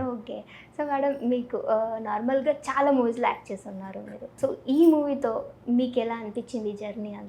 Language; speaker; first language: Telugu; native; Telugu